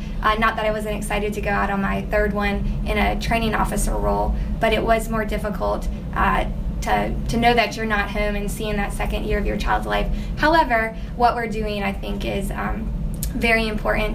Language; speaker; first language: English; native; English